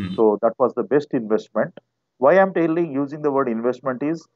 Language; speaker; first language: English; non-native, local second language; Telugu